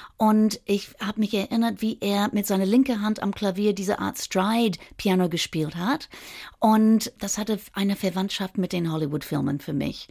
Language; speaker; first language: German; non-native, fluent; English